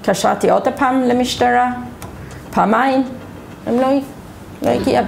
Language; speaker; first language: Hebrew; non-native, fluent; English